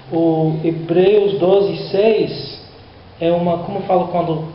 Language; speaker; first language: Portuguese; non-native, learner; English